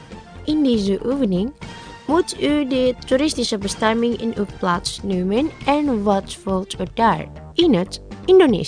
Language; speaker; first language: Dutch; non-native, learner; Indonesian